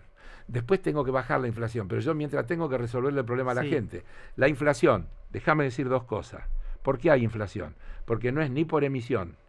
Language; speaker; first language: Spanish; native; Spanish